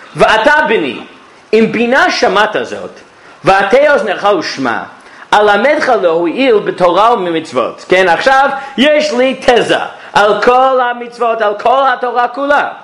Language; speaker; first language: Hebrew; non-native, fluent; English